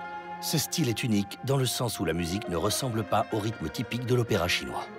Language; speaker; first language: French; native; French